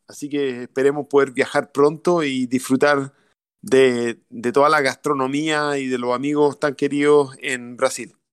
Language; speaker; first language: Spanish; native; Spanish